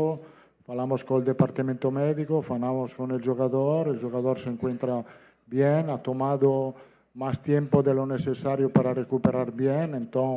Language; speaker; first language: Portuguese; non-native, fluent; Italian